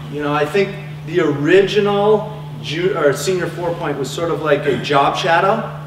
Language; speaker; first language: English; native; English